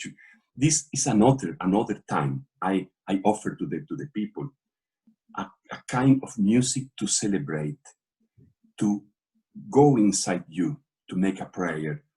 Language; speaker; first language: English; non-native, learner; Portuguese